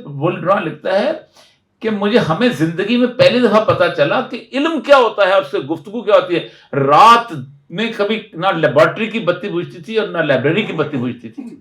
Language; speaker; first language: Urdu; non-native, local second language; Punjabi